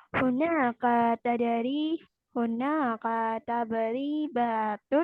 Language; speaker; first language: Arabic; non-native, learner; Indonesian